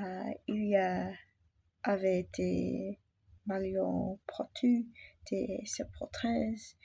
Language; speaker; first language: French; non-native, learner; English